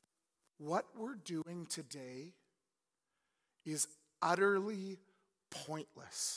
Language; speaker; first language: English; native; English